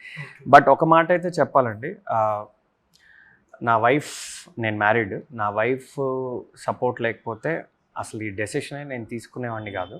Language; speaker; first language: Telugu; native; Telugu